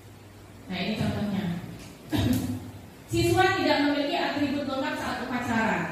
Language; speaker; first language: Indonesian; native; Indonesian